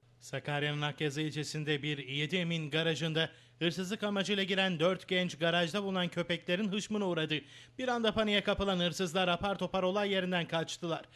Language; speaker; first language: Turkish; native; Turkish